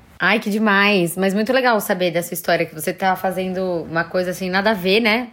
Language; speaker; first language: Portuguese; native; Portuguese